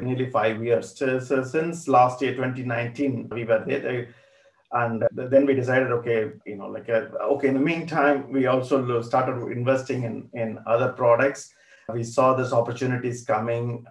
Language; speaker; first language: English; non-native, local second language; Tamil